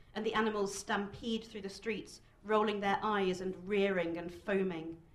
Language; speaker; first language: English; native; English